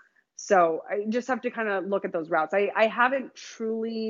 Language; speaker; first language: English; native; English